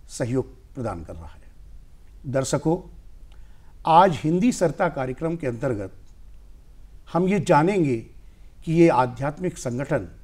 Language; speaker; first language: Hindi; native; Hindi